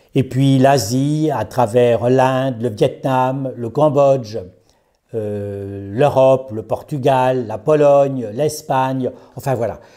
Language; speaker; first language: French; native; French